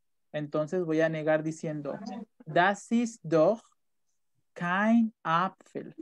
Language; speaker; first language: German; non-native, fluent; Spanish